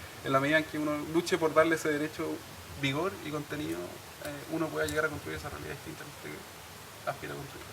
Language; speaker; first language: Spanish; native; Spanish